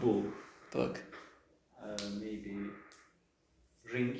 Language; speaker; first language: English; non-native, learner; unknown